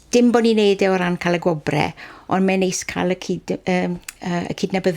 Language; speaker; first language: Welsh; native; Welsh